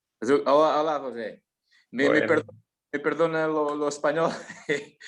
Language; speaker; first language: Spanish; non-native, learner; Portuguese